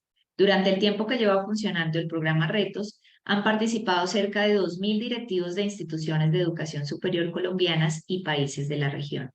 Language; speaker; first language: Spanish; native; Spanish